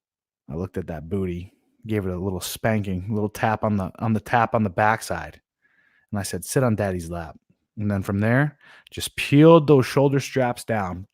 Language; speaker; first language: English; native; English